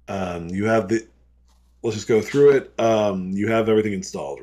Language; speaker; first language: English; native; English